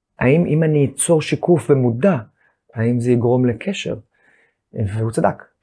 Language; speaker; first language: Hebrew; native; Hebrew